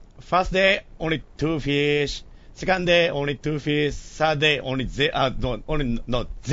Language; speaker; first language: English; non-native, learner; Japanese